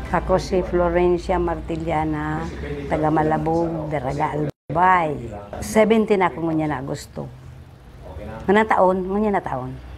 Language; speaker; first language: Filipino; non-native, local second language; Bikol